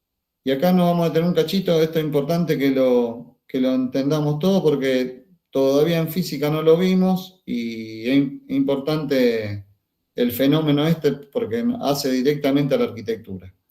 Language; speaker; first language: Spanish; native; Spanish